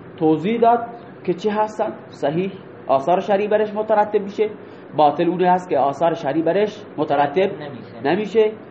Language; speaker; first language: Persian; non-native, local second language; Baluchi